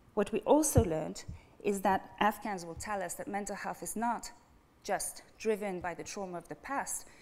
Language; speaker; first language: English; non-native, fluent; French